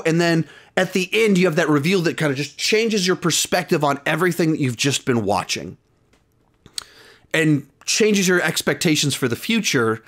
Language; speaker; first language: English; native; English